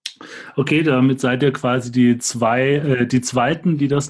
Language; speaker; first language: German; native; German